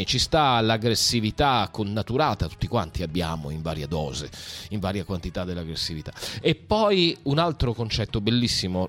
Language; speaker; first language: Italian; native; Italian